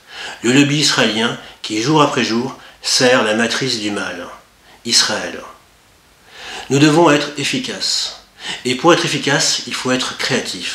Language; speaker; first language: French; native; French